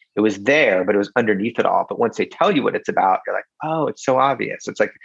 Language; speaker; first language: English; native; English